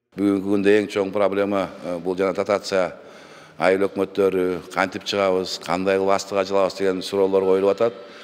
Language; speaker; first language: Kyrgyz; native; Kyrgyz